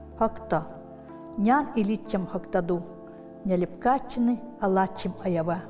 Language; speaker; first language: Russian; non-native, local second language; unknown